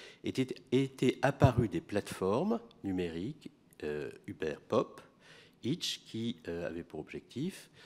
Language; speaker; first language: French; native; French